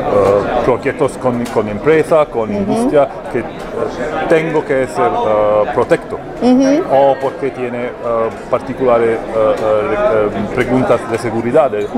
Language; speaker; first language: Spanish; non-native, learner; Italian